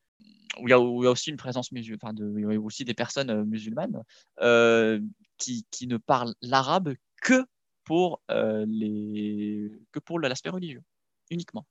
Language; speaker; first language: French; non-native, local second language; Arabic